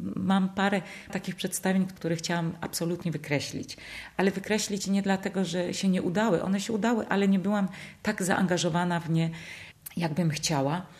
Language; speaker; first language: Polish; early bilingual, heritage; Polish